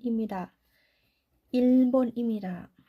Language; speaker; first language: Korean; non-native, learner; Thai